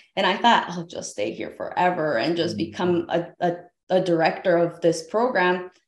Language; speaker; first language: English; early bilingual, other home language; Spanish